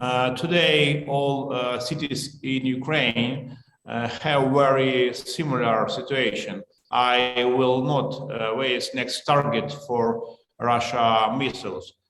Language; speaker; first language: English; non-native, learner; Ukrainian